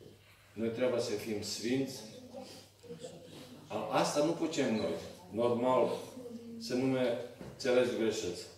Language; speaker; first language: Romanian; non-native, learner; Serbian